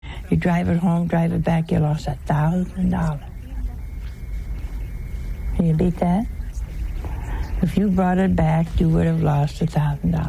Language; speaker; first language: English; native; English